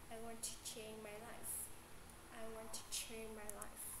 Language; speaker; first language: English; non-native, learner; Vietnamese